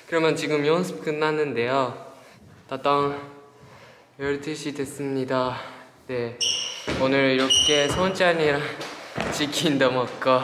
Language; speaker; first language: Korean; non-native, fluent; Japanese